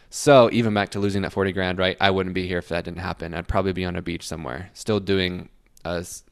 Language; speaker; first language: English; native; English